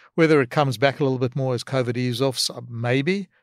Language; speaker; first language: English; native; English